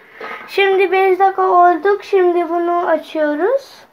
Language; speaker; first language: Turkish; non-native, learner; Urdu